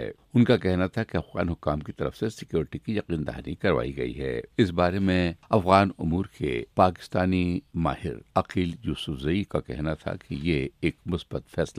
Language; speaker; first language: Urdu; native; Urdu